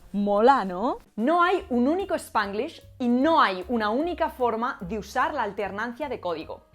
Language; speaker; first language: Spanish; native; Spanish